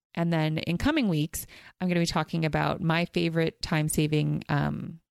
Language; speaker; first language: English; native; English